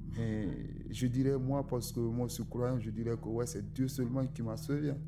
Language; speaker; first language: French; non-native, local second language; Susu